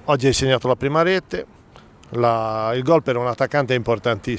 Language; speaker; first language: Italian; native; Italian